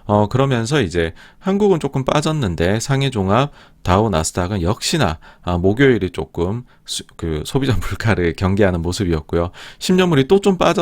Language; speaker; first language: Korean; native; Korean